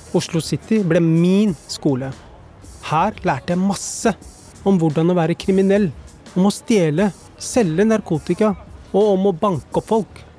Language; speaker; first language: Norwegian; early bilingual, other home language; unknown